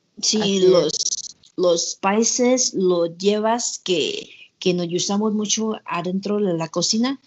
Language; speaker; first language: Spanish; non-native, learner; Thai